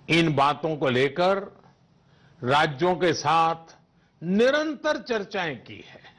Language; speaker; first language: Hindi; non-native, local second language; Gujarati